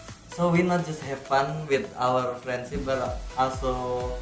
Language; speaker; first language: English; non-native, learner; Indonesian